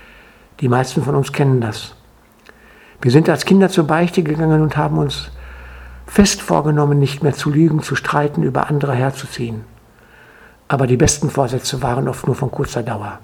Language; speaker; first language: German; native; German